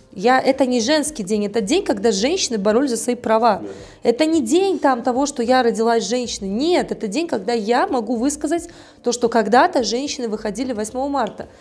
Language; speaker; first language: Russian; non-native, local second language; Tajik